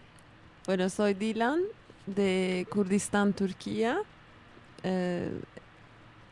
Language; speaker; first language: Spanish; non-native, fluent; Kurdish